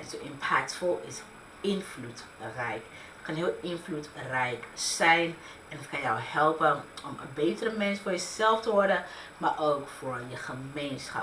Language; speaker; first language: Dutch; early bilingual, other home language; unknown